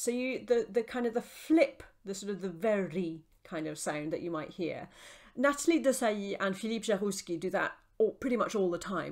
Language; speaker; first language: English; native; English